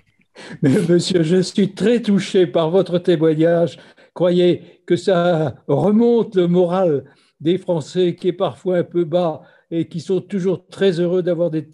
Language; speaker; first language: French; native; French